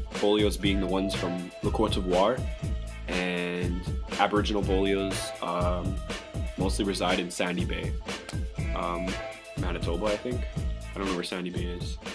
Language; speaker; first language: English; native; English